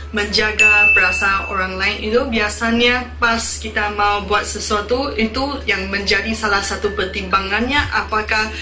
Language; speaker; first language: Indonesian; non-native, fluent; Min Nan Chinese